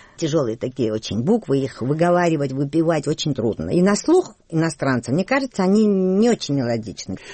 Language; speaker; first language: Russian; non-native, local second language; Georgian